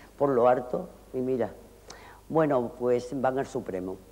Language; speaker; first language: Spanish; native; Spanish